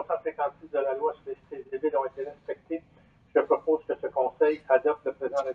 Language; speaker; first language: French; native; French